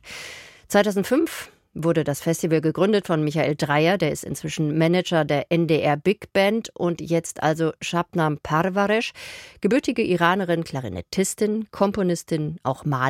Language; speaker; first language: German; native; German